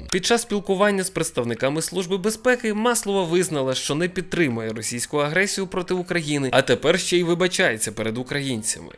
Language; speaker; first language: Ukrainian; native; Ukrainian